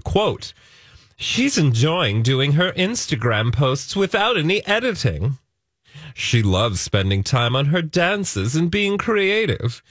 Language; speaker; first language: English; native; English